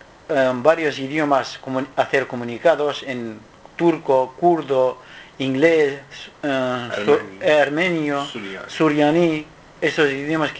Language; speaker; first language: Spanish; non-native, learner; Kurdish